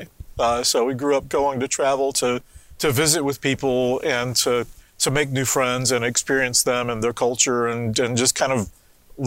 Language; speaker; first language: English; native; English